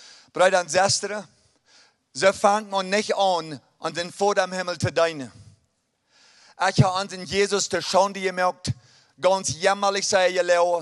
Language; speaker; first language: German; early bilingual, heritage; Plautdietsch